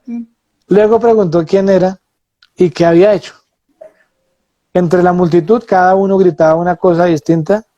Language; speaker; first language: Spanish; native; Spanish